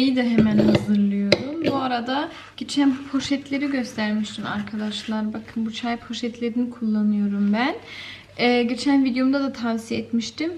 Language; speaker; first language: Turkish; early bilingual, heritage; Turkish